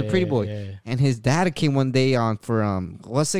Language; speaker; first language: English; native; English